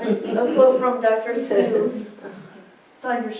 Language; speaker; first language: English; native; English